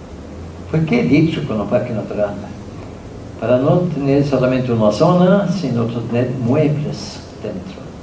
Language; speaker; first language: Spanish; non-native, fluent; Norwegian